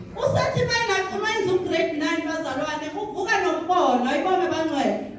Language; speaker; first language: Zulu; non-native, local second language; Southern Sotho